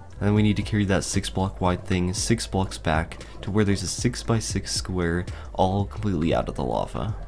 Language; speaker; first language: English; native; English